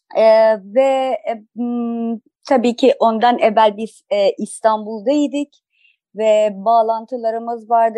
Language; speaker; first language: Turkish; non-native, fluent; Persian